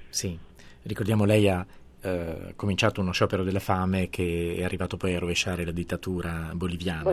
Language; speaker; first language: Italian; native; Italian